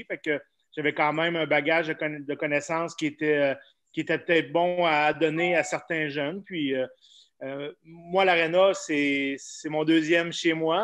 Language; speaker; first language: French; native; French